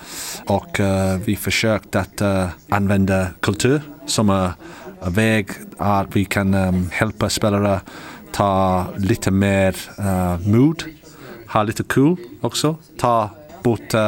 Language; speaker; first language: Swedish; non-native, learner; English